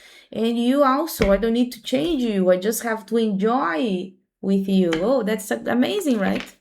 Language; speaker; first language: English; non-native, fluent; Portuguese